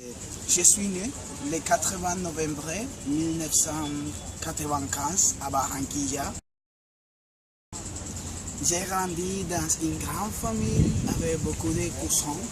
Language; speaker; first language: French; non-native, learner; Spanish